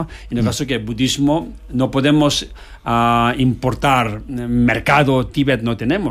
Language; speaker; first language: Spanish; non-native, learner; Tibetan